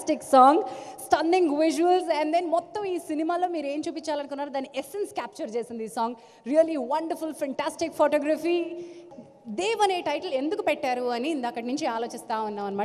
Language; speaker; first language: Telugu; native; Telugu